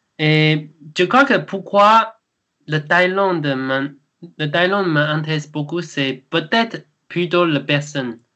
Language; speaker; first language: French; non-native, learner; Chinese